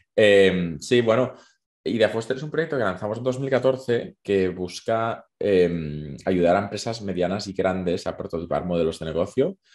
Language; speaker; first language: Spanish; native; Spanish